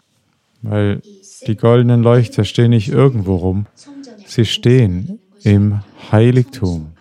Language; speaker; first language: German; non-native, fluent; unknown